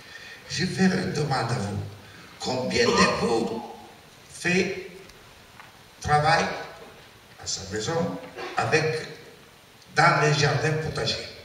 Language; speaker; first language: French; non-native, learner; Italian